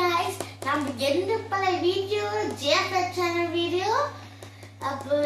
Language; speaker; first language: Tamil; native; Tamil